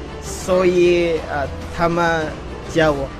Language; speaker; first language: Chinese; non-native, learner; Filipino